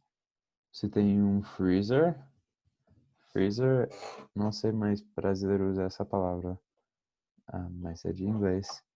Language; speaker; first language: Portuguese; non-native, fluent; English